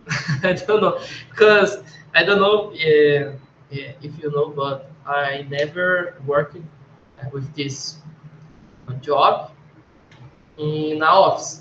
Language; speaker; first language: English; non-native, learner; Portuguese